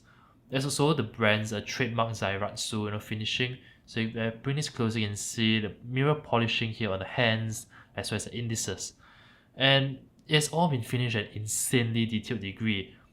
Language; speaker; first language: English; native; English